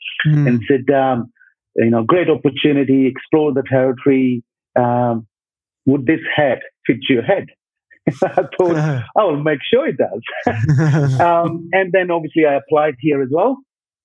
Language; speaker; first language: English; non-native, local second language; Punjabi